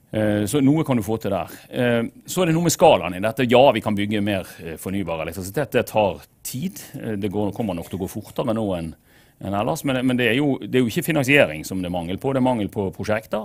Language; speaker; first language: Norwegian; native; Norwegian